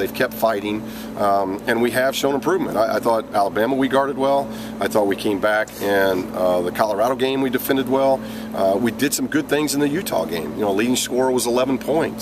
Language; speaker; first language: English; native; English